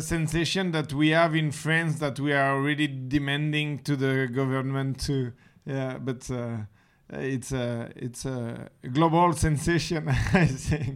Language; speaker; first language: English; non-native, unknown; French